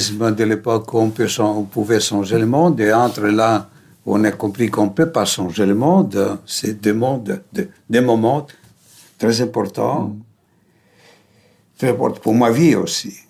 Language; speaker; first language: French; non-native, fluent; Greek